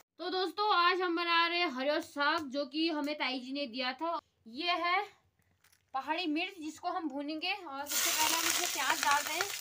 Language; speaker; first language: Hindi; native; Hindi